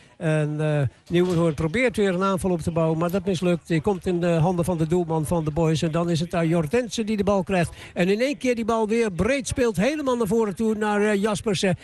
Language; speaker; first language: Dutch; native; Dutch